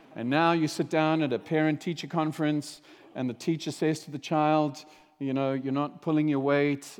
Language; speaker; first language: English; native; English